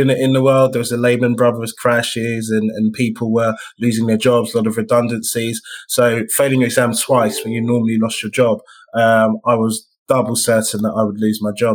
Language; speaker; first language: English; native; English